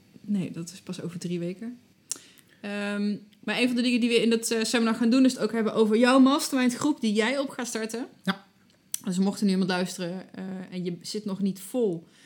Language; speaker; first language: Dutch; native; Dutch